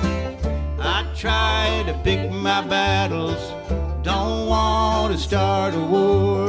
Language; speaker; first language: English; native; English